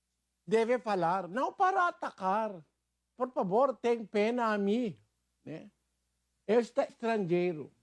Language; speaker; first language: Portuguese; non-native, learner; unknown